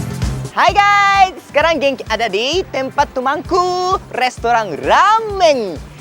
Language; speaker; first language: Indonesian; non-native, fluent; Japanese